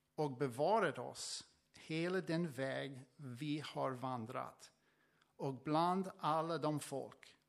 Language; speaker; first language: Swedish; non-native, fluent; English